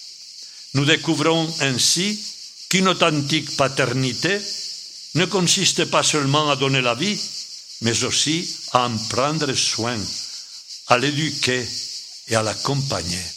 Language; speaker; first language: French; non-native, fluent; Spanish